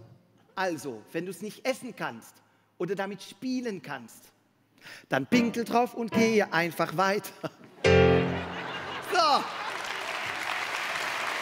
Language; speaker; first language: German; non-native, fluent; Dutch